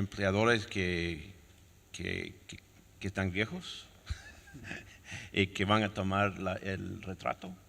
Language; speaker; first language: Spanish; non-native, fluent; French